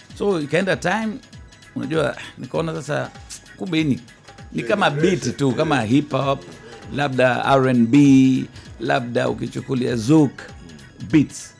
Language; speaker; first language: Swahili; native; Swahili